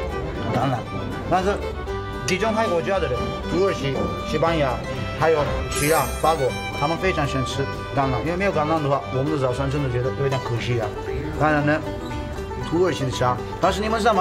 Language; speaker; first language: Chinese; non-native, fluent; Turkish